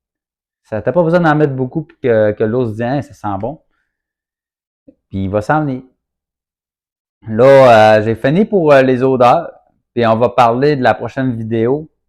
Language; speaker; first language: French; native; French